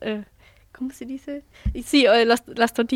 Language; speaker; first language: Spanish; non-native, learner; German